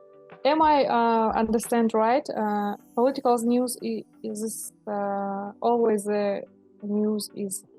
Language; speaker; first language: English; non-native, learner; Russian